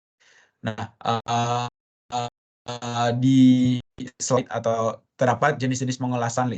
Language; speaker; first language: Indonesian; native; Indonesian